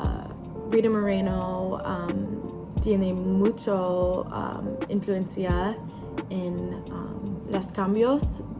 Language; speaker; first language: Spanish; non-native, learner; English